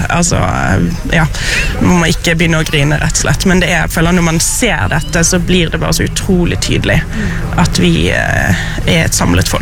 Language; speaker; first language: Norwegian; native; Norwegian